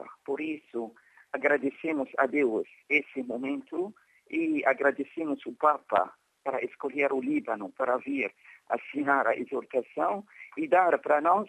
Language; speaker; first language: Portuguese; non-native, fluent; Arabic